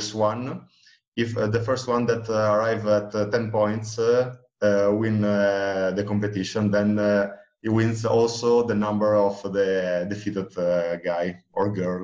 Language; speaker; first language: English; non-native, fluent; Italian